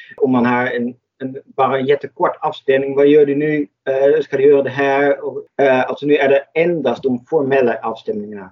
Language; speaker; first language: Swedish; non-native, fluent; Dutch